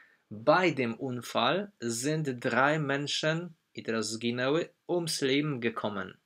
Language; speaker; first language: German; non-native, fluent; Polish